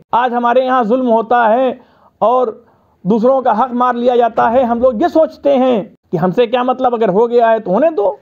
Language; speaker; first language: Urdu; native; Urdu